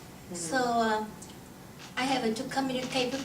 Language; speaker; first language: English; non-native, learner; Vietnamese